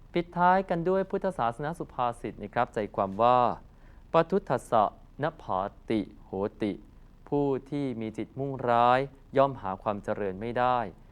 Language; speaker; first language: Thai; native; Thai